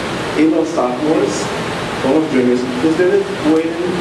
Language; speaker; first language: Spanish; non-native, fluent; English